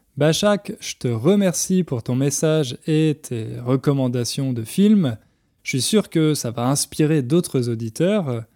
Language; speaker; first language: French; native; French